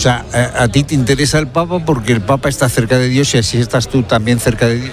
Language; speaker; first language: Spanish; native; Spanish